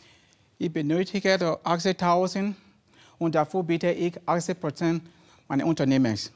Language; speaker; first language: German; non-native, learner; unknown